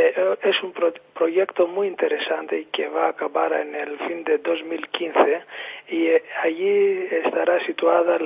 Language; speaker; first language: Spanish; non-native, fluent; Greek